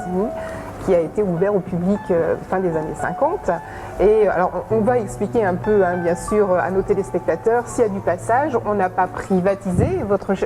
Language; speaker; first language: French; native; French